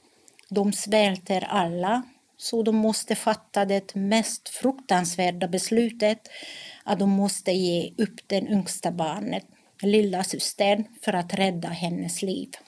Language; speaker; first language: Swedish; non-native, fluent; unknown